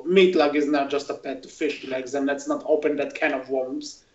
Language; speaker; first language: English; native; English